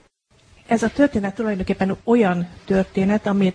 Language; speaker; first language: Hungarian; native; Hungarian